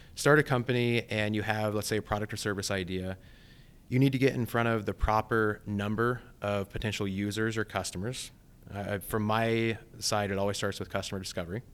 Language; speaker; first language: English; native; English